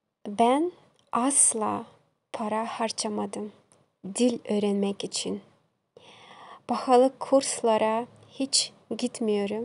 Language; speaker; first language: Turkish; non-native, learner; Kazakh